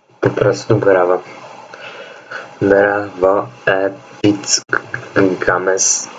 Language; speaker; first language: Polish; native; Polish